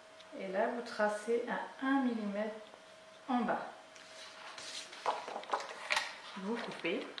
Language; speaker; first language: French; native; French